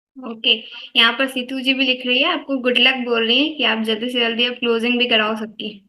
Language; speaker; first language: Hindi; native; Hindi